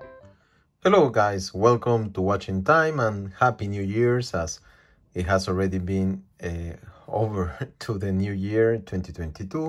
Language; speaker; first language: English; non-native, fluent; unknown